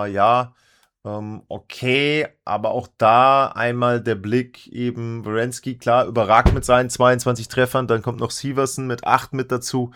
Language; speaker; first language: German; native; German